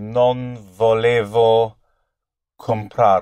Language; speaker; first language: Italian; non-native, learner; English